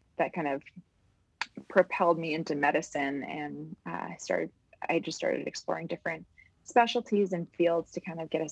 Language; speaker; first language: English; native; English